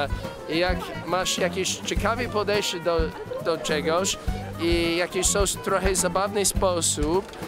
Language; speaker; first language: Polish; non-native, learner; English